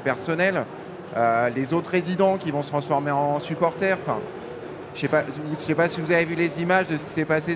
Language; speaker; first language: French; native; French